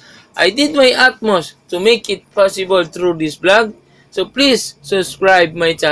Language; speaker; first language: English; non-native, local second language; Maguindanaon